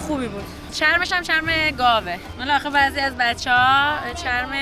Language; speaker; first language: Persian; native; Persian